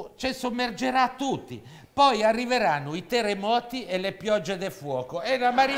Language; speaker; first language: Italian; native; Italian